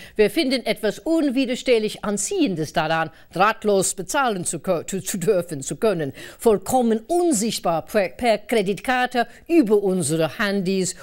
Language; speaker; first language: German; non-native, fluent; English